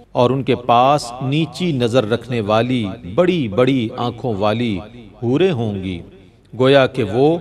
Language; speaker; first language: Urdu; native; Urdu